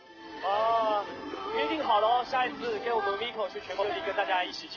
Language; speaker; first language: Chinese; native; Chinese